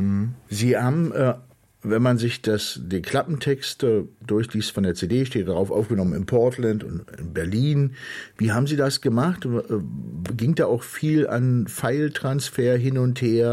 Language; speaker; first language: German; native; German